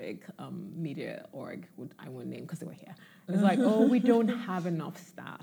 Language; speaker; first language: English; non-native, local second language; Igbo